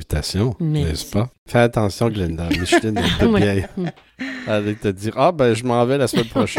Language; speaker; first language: French; native; French